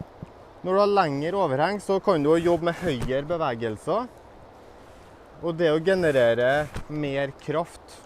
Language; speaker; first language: Norwegian; native; Norwegian